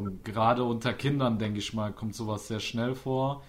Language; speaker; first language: German; native; German